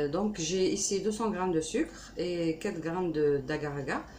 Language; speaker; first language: French; non-native, local second language; Arabic